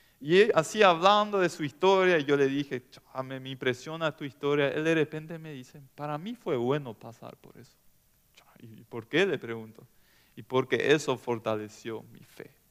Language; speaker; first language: Spanish; non-native, local second language; German